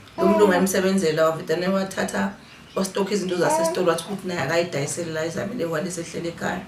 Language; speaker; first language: Zulu; native; Zulu